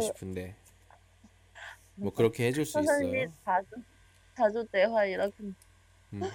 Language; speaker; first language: Korean; non-native, learner; Chinese